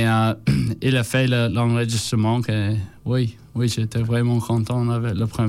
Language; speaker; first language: French; non-native, learner; English